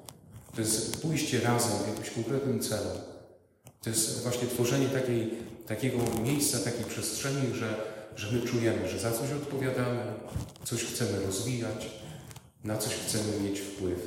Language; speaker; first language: Polish; native; Polish